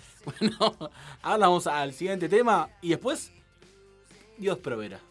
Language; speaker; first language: Spanish; native; Spanish